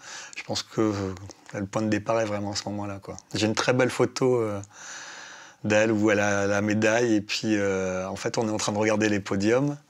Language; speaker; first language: French; native; French